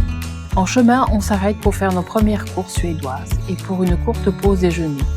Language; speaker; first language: French; native; French